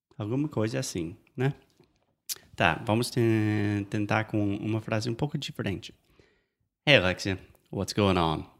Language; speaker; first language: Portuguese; non-native, fluent; English